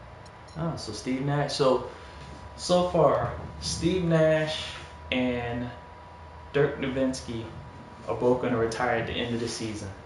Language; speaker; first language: English; native; English